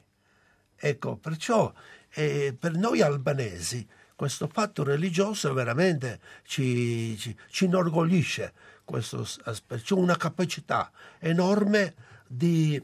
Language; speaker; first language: Italian; non-native, local second language; Albanian